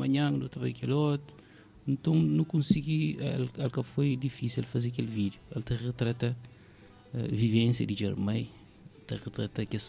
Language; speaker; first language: Portuguese; non-native, local second language; Kabuverdianu